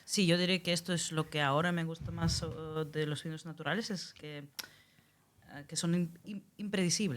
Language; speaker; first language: Spanish; non-native, fluent; Russian